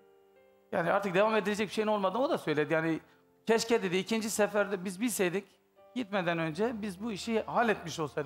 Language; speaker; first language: Turkish; native; Turkish